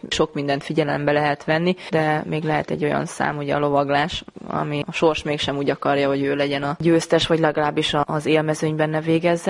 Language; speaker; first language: Hungarian; native; Hungarian